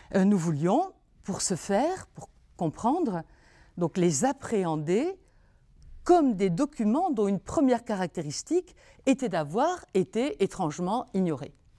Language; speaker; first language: French; native; French